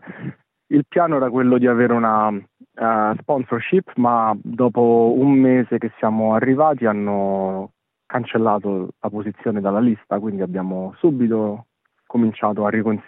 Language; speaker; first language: Italian; native; Italian